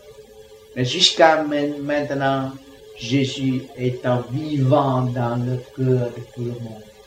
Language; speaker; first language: French; non-native, learner; Vietnamese